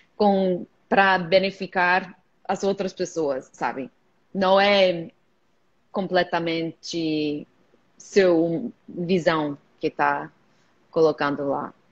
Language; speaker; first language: Portuguese; non-native, fluent; English